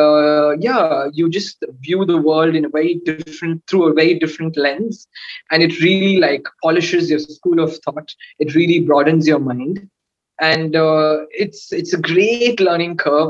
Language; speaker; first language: English; non-native, local second language; Tamil